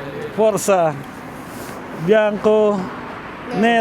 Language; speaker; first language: Italian; non-native, learner; Filipino